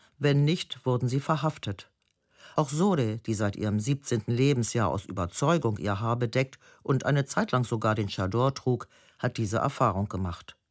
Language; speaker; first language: German; native; German